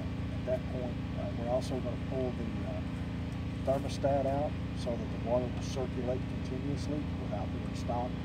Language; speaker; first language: English; native; English